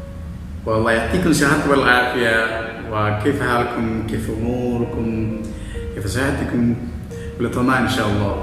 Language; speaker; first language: Arabic; non-native, fluent; Malayalam